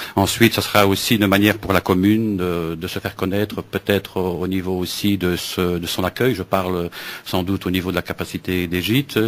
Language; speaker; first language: French; native; French